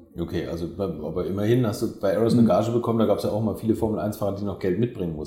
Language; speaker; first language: German; native; German